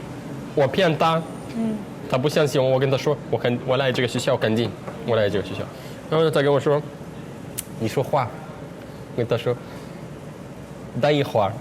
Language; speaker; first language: Chinese; non-native, learner; Arabic